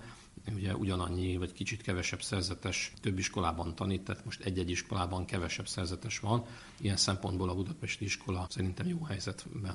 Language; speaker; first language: Hungarian; native; Hungarian